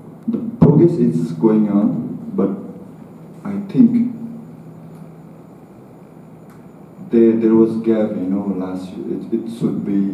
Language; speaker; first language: English; non-native, learner; Nepali